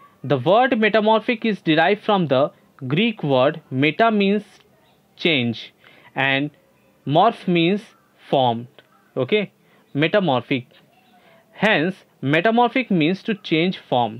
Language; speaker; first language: English; non-native, local second language; Bangla